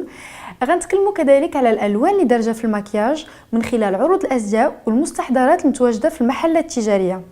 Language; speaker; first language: Arabic; native; Arabic